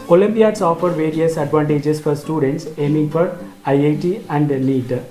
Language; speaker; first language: English; non-native, local second language; Telugu